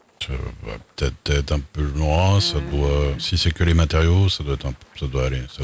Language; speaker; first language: French; native; French